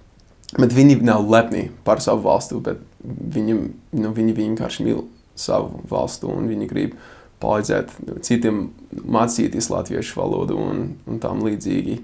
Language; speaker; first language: Latvian; non-native, fluent; English